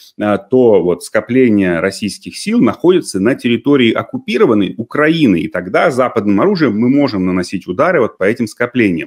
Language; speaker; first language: Russian; native; Russian